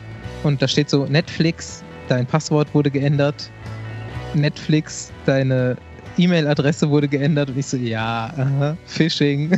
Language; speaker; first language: German; native; German